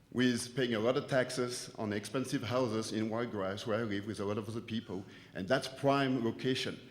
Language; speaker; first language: English; non-native, fluent; French